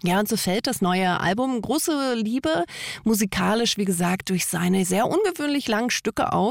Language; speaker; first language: German; native; German